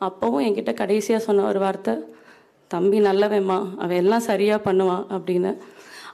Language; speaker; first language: Tamil; native; Tamil